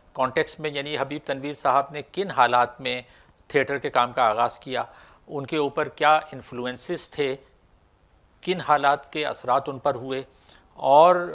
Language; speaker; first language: Urdu; native; Urdu